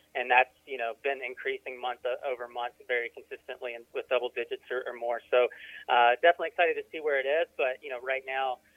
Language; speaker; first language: English; native; English